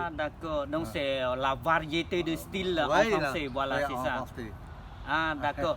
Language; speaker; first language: French; non-native, fluent; Khmer